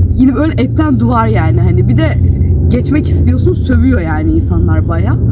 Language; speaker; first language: Turkish; native; Turkish